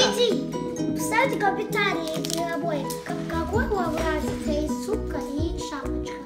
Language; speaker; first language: Russian; early bilingual, heritage; Russian